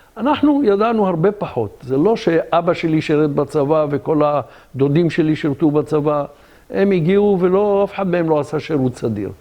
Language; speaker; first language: Hebrew; early bilingual, other home language; Arabic